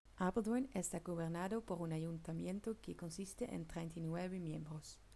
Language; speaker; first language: Spanish; non-native, learner; Dutch